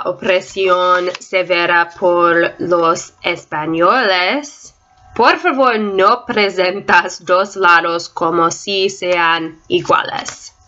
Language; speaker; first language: Spanish; non-native, learner; English